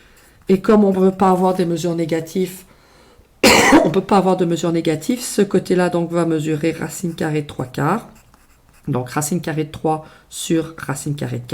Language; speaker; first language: French; native; French